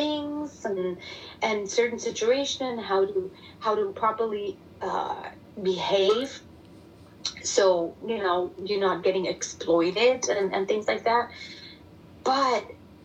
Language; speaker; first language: English; non-native, fluent; German